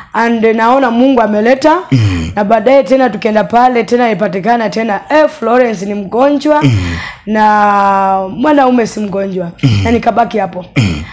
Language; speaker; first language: Swahili; non-native, local second language; Luo (Kenya and Tanzania)